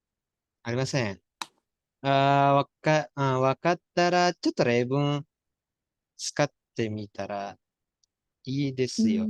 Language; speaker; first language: Japanese; non-native, fluent; Indonesian